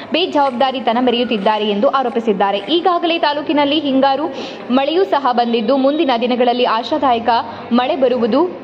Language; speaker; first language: Kannada; native; Kannada